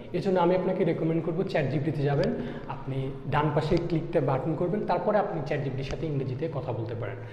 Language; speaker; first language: Bangla; native; Bangla